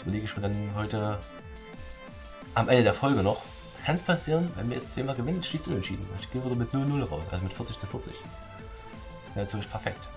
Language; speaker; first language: German; native; German